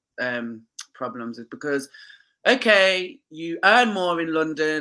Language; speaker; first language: English; native; English